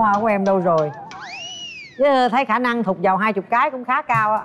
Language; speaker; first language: Vietnamese; native; Vietnamese